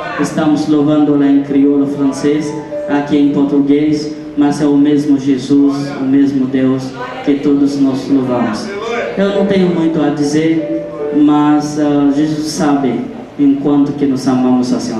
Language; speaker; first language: Portuguese; non-native, fluent; Haitian Creole